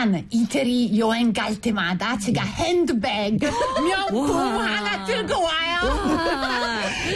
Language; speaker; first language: Korean; non-native, fluent; Italian